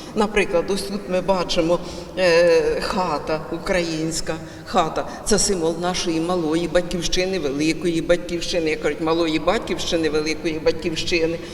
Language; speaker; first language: Ukrainian; native; Ukrainian